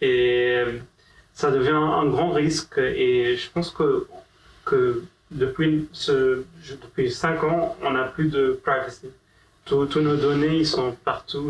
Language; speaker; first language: French; non-native, fluent; Arabic